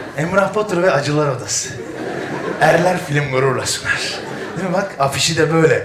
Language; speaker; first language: Turkish; native; Turkish